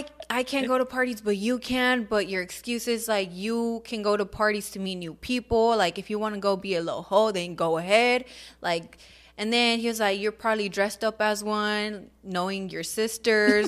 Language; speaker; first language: English; early bilingual, other home language; Spanish